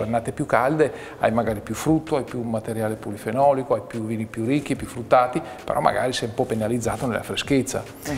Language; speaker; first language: Italian; native; Italian